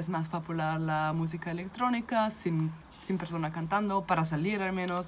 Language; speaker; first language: Spanish; non-native, fluent; German